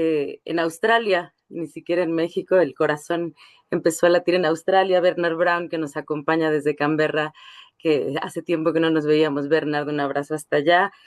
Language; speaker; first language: Spanish; native; Spanish